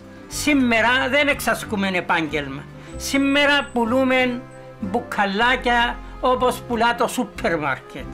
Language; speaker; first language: Greek; native; Greek